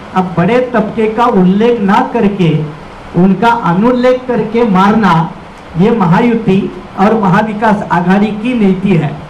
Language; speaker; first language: Hindi; non-native, local second language; Marathi